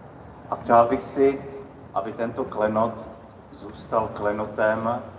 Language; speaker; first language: Czech; native; Czech